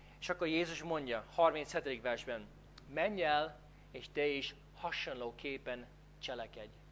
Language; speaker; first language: Hungarian; non-native, fluent; English